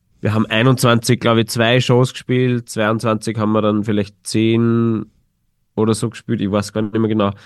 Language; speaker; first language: German; native; German